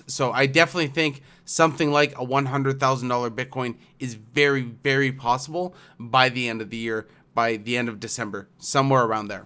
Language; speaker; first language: English; native; English